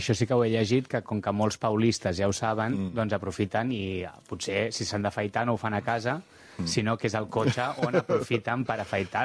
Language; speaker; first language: Catalan; native; Catalan